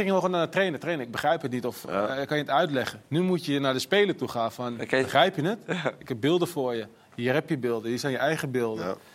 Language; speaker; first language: Dutch; native; Dutch